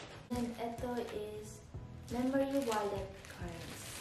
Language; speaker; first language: English; non-native, local second language; Filipino